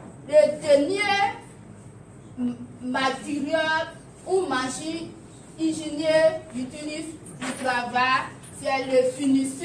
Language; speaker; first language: French; non-native, learner; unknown